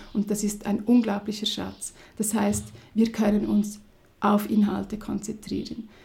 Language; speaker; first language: German; non-native, local second language; Romansh